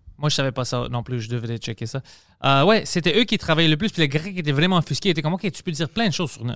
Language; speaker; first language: French; non-native, fluent; Greek